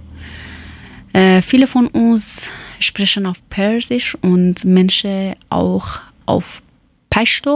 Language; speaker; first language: German; non-native, learner; Persian